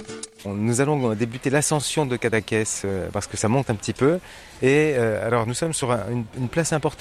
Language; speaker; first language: French; native; French